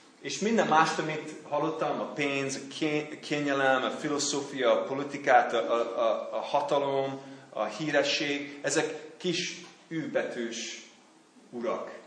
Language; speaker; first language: Hungarian; non-native, learner; English